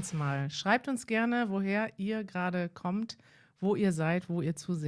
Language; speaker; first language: German; native; German